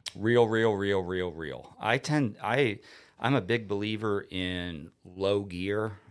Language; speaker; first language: English; native; English